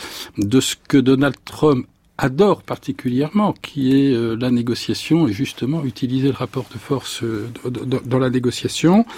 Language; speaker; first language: French; native; French